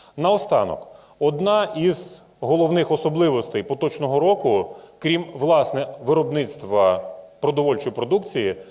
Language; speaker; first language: Ukrainian; native; Ukrainian